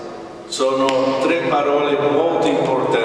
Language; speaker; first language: Italian; non-native, fluent; Portuguese